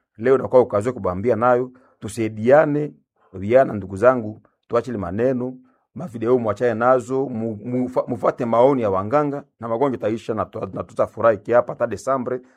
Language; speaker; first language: Swahili; non-native, local second language; Nande